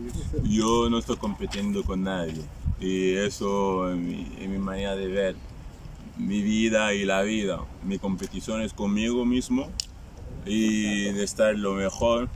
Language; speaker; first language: Spanish; non-native, fluent; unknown